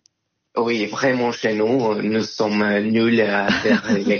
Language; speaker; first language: French; non-native, fluent; Spanish